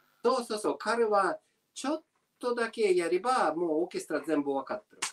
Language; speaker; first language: Japanese; non-native, learner; Russian